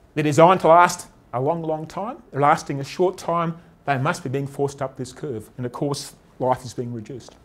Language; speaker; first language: English; native; English